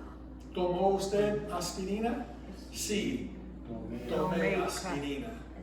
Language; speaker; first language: Spanish; non-native, fluent; English